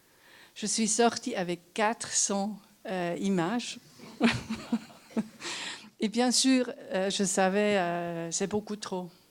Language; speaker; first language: French; non-native, local second language; German